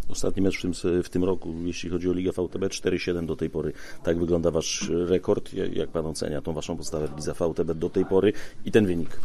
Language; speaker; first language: Polish; native; Polish